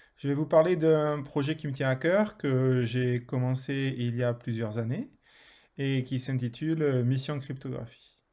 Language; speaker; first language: French; native; French